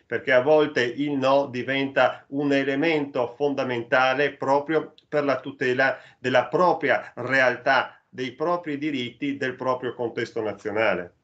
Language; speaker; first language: Italian; native; Italian